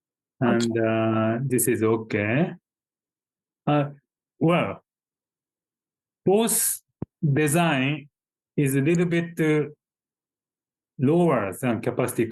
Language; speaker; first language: English; non-native, fluent; Japanese